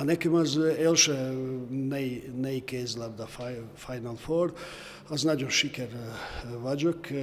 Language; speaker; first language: Hungarian; non-native, learner; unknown